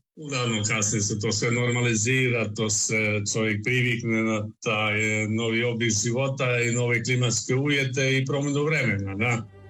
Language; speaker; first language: Croatian; native; Croatian